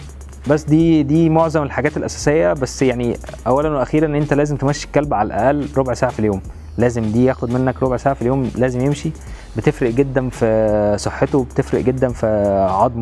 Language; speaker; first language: Arabic; native; Arabic